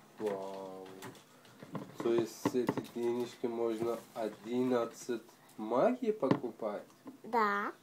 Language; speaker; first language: Russian; early bilingual, heritage; Russian